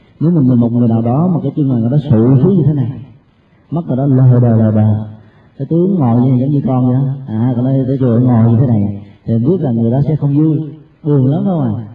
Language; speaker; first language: Vietnamese; native; Vietnamese